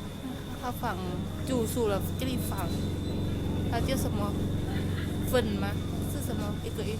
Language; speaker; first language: Chinese; non-native, learner; Lao